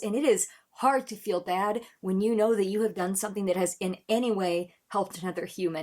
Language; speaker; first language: English; native; English